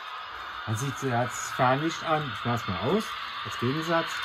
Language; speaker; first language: German; native; German